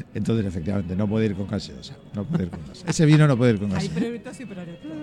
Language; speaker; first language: Spanish; native; Spanish